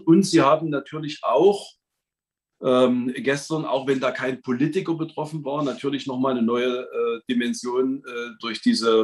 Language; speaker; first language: German; native; German